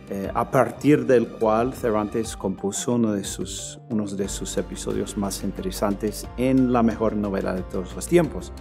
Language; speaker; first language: Spanish; non-native, fluent; English